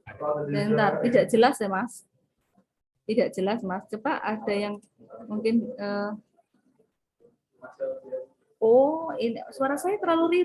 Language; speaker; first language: Indonesian; non-native, local second language; Javanese